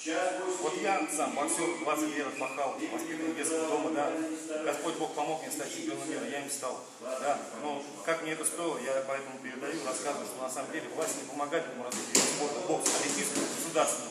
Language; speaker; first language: Russian; native; Russian